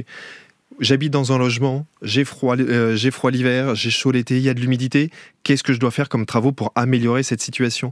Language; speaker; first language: French; native; French